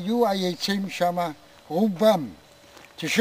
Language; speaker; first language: Hebrew; non-native, fluent; Polish